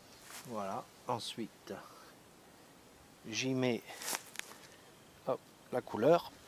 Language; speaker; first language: French; native; French